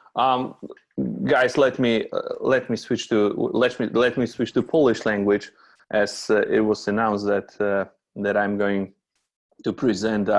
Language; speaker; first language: English; non-native, fluent; Polish